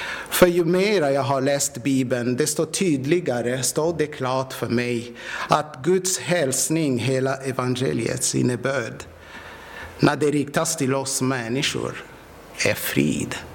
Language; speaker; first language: Swedish; non-native, fluent; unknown